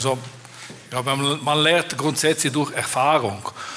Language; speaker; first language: German; non-native, fluent; French